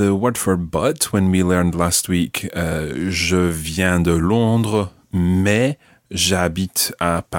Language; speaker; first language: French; non-native, fluent; English